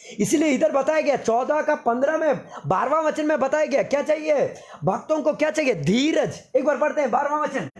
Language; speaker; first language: Hindi; non-native, local second language; Telugu